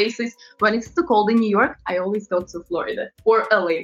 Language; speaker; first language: English; non-native, fluent; Latvian